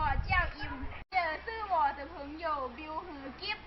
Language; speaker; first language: Chinese; non-native, learner; Thai